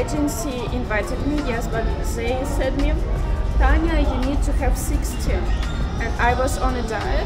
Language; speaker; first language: English; non-native, learner; Russian